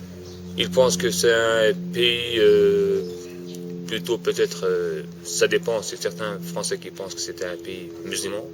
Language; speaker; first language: French; non-native, fluent; Bosnian